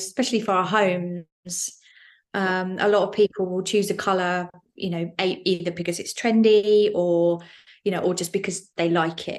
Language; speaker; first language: English; native; English